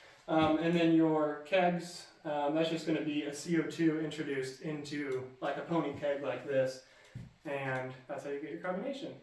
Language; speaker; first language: English; native; English